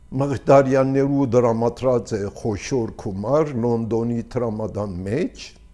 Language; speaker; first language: Armenian; early bilingual, heritage; Armenian